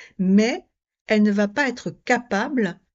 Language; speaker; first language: French; native; French